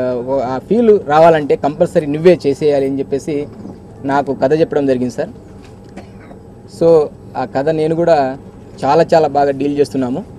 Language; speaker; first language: Telugu; native; Telugu